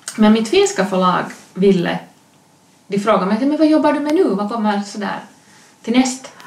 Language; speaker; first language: Swedish; native; Swedish